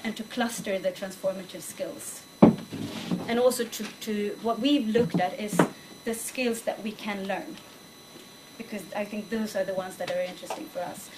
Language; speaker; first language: English; non-native, fluent; Swedish